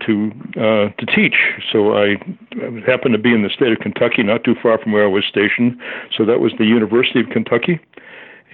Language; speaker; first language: English; native; English